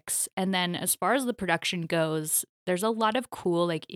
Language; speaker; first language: English; native; English